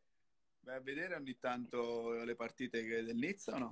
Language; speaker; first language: Italian; native; Italian